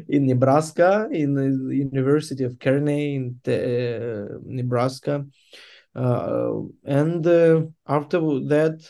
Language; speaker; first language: English; non-native, fluent; Ukrainian